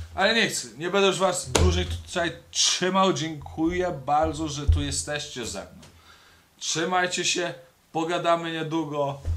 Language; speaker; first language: Polish; early bilingual, heritage; Polish